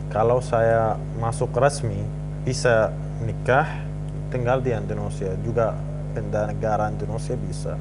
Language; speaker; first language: Indonesian; non-native, learner; Arabic